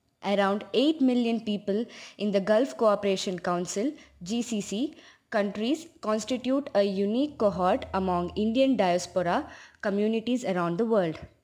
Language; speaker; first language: English; non-native, local second language; Tamil